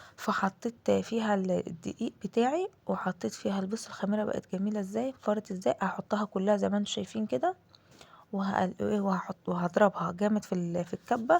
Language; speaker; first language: Arabic; native; Arabic